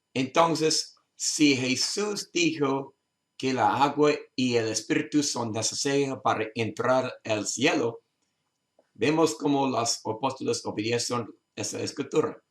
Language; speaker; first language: Spanish; non-native, learner; English